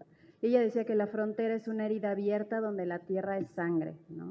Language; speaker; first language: Spanish; native; Spanish